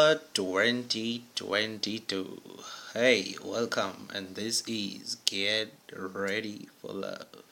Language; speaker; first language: English; non-native, local second language; Zulu